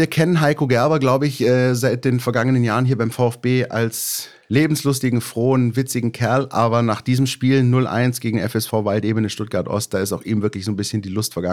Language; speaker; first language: German; native; German